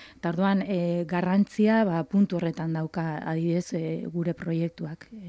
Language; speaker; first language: Basque; native; Basque